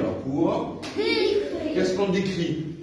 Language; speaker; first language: French; non-native, local second language; Arabic